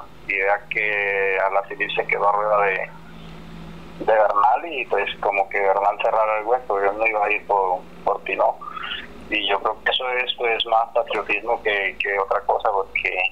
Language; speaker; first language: Spanish; native; Spanish